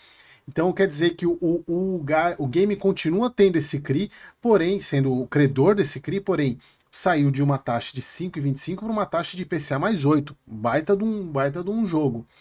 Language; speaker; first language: Portuguese; native; Portuguese